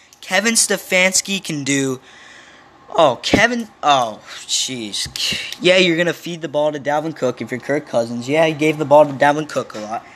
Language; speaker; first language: English; native; English